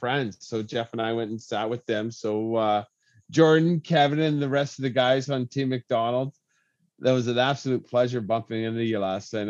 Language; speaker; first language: English; native; English